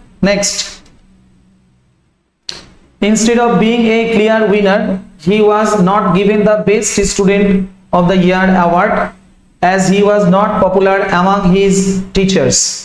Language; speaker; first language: English; non-native, local second language; Bangla